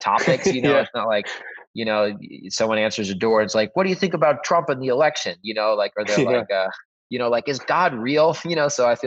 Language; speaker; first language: English; native; English